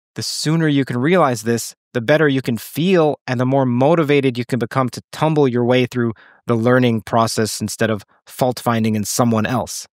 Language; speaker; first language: English; native; English